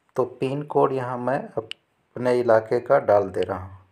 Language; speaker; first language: Hindi; native; Hindi